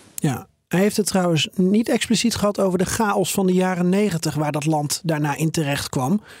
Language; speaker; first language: Dutch; native; Dutch